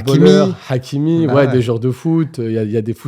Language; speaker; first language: French; native; French